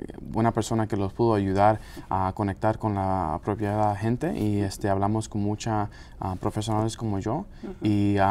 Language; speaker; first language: Spanish; non-native, local second language; English